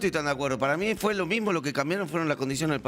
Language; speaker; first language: Spanish; native; Spanish